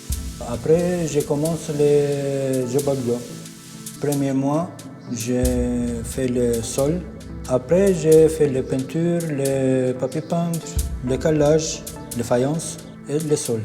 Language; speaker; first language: French; non-native, learner; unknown